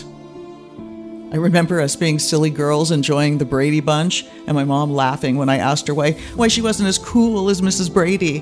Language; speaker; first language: English; native; English